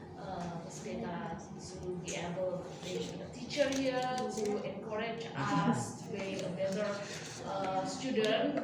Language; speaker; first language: English; non-native, learner; Indonesian